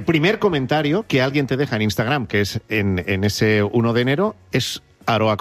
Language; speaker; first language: Spanish; native; Spanish